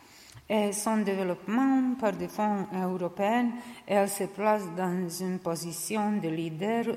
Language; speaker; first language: French; non-native, learner; Serbian